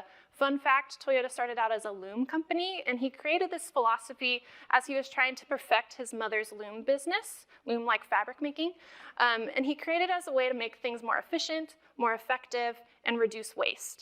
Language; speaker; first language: English; native; English